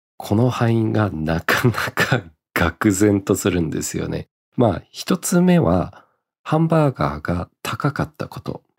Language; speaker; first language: Japanese; early bilingual, heritage; Japanese